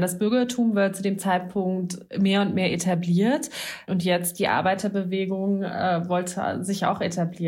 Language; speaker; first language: German; native; German